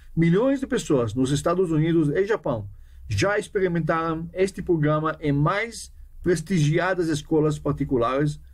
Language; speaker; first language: Portuguese; non-native, fluent; Hebrew